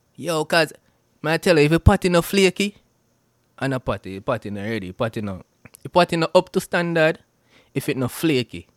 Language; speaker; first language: English; non-native, local second language; Jamaican Creole English